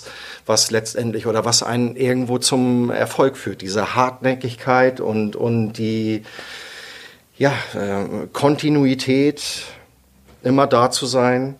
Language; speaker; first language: German; native; German